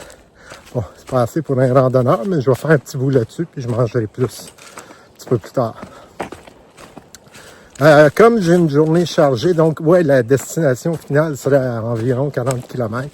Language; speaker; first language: French; native; French